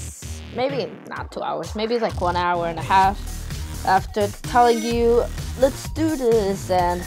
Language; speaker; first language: English; native; English